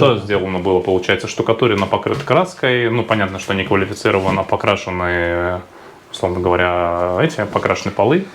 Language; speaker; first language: Russian; native; Russian